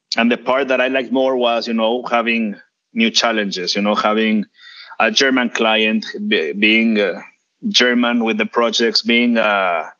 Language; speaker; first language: English; non-native, fluent; Spanish